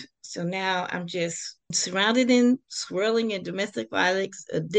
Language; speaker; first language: English; native; English